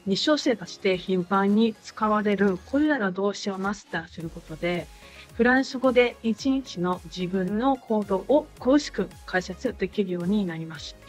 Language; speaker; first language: Japanese; native; Japanese